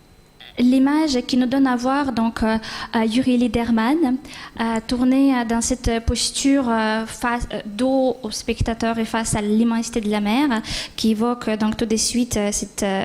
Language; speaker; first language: French; non-native, fluent; Ukrainian